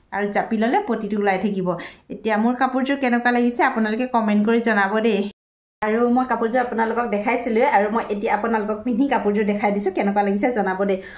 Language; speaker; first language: Assamese; non-native, local second language; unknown